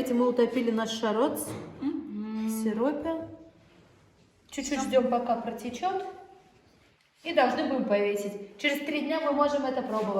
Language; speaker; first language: Russian; native; Russian